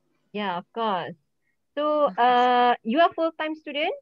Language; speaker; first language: English; non-native, learner; Malay